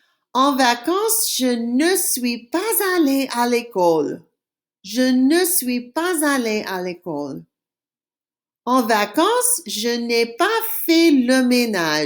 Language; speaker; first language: French; non-native, fluent; English